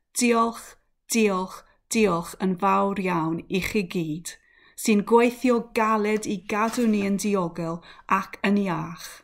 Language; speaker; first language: Welsh; non-native, learner; English